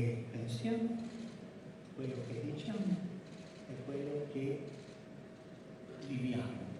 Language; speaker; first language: Italian; early bilingual, heritage; Spanish